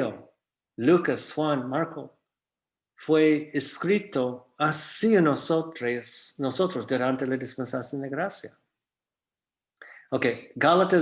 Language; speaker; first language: Spanish; non-native, fluent; English